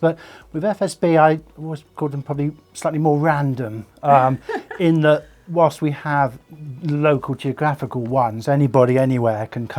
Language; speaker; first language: English; native; English